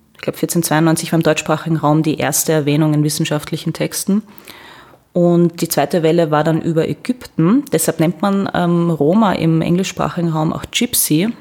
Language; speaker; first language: German; native; German